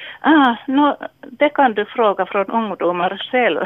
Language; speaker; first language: Swedish; non-native, local second language; Finnish